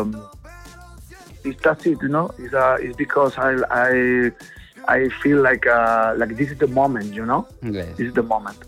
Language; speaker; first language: English; non-native, learner; Spanish